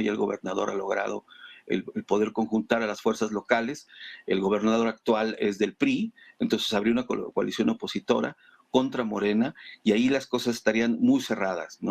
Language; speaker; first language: Spanish; native; Spanish